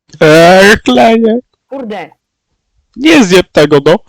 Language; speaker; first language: Polish; native; Polish